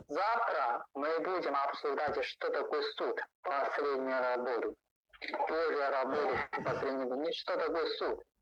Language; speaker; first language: Russian; non-native, learner; Chinese